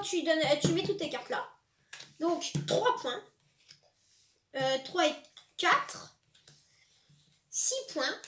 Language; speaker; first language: French; native; French